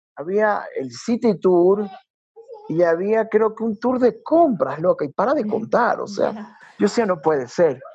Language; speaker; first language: Spanish; native; Spanish